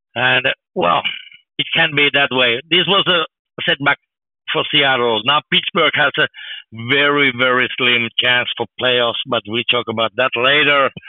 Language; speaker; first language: English; non-native, fluent; Finnish